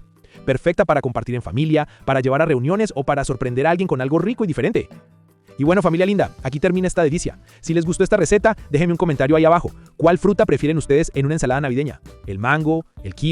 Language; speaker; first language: Spanish; native; Spanish